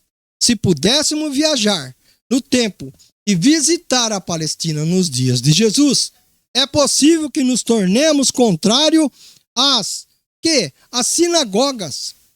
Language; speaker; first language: Portuguese; native; Portuguese